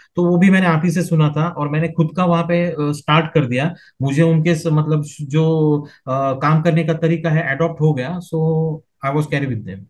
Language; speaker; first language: Hindi; non-native, local second language; Marathi